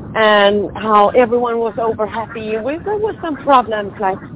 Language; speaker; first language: English; non-native, fluent; Swedish